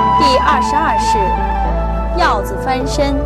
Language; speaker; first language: Chinese; native; Chinese